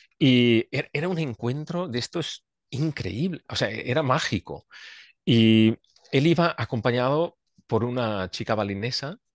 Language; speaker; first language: Spanish; non-native, fluent; Swiss German